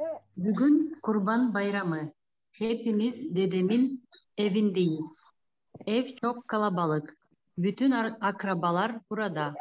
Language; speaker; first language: Turkish; non-native, learner; Kyrgyz